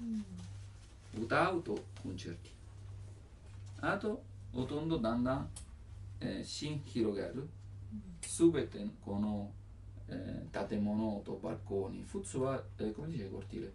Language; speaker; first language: Japanese; non-native, learner; Italian